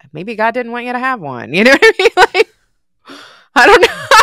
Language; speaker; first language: English; native; English